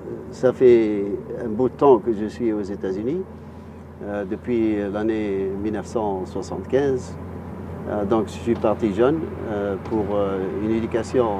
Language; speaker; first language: French; non-native, local second language; Arabic